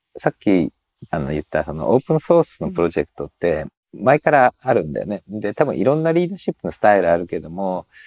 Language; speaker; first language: Japanese; early bilingual, heritage; Japanese